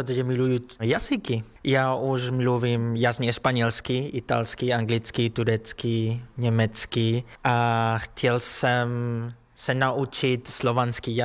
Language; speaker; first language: Czech; non-native, learner; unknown